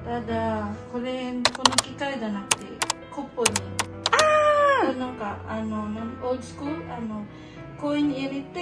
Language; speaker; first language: Japanese; non-native, fluent; Filipino